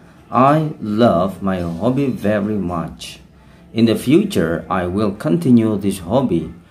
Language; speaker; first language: English; non-native, fluent; Indonesian